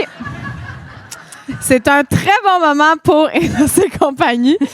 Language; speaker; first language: French; native; French